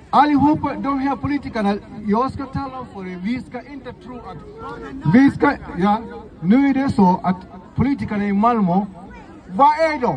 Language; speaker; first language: Swedish; non-native, fluent; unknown